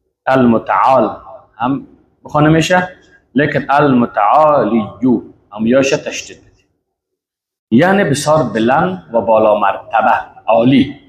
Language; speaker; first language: Persian; native; Persian